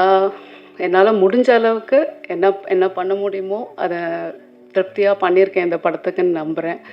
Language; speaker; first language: Tamil; native; Tamil